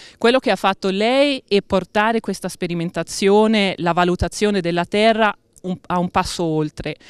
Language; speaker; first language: Italian; non-native, fluent; Danish